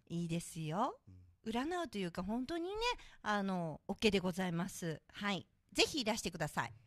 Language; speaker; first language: Japanese; native; Japanese